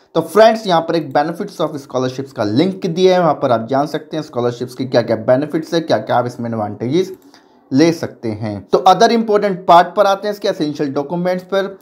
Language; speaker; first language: Hindi; native; Hindi